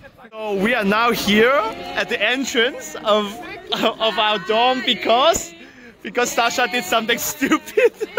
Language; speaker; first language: English; non-native, local second language; Cantonese